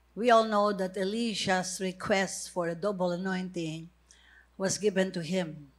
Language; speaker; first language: English; non-native, local second language; Filipino